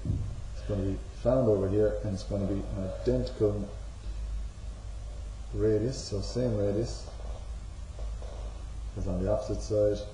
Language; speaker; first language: English; native; English